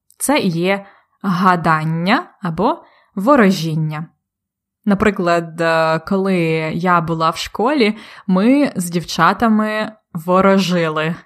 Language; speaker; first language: Ukrainian; native; Ukrainian